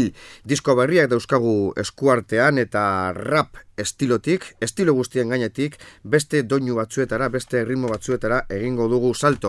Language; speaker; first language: Basque; native; Basque